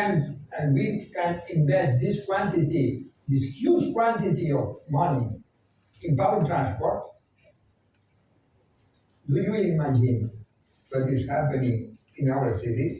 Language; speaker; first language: English; non-native, fluent; Spanish